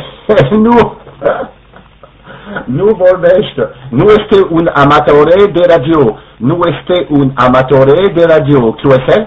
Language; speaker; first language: Romanian; non-native, learner; French